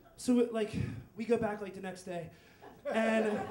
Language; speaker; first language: English; native; English